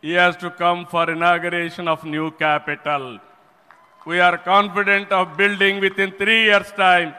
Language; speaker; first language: English; non-native, local second language; Telugu